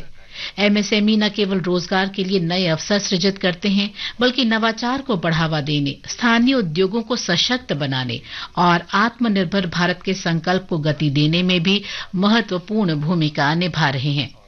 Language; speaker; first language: Hindi; native; Hindi